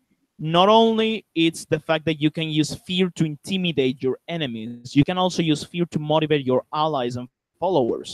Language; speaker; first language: English; non-native, fluent; Spanish